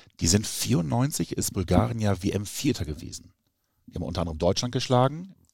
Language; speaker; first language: German; native; German